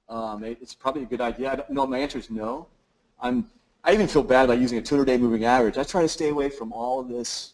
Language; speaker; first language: English; native; English